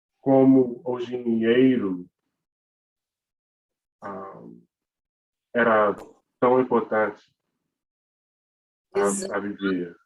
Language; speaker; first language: Portuguese; non-native, learner; English